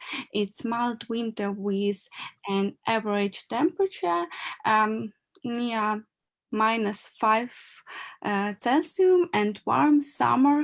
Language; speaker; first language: English; non-native, learner; Ukrainian